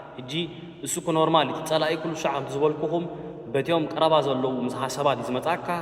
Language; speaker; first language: Tigrinya; early bilingual, heritage; Tigrinya